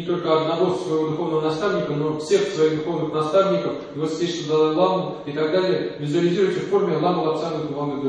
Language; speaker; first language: Russian; native; Russian